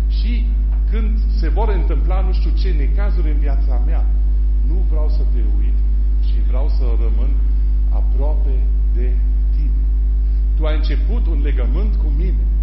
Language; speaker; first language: Romanian; non-native, fluent; German